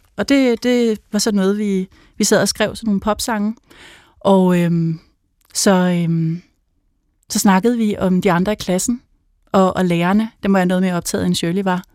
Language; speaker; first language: Danish; native; Danish